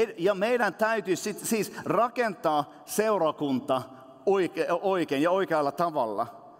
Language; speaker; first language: Finnish; non-native, local second language; Swedish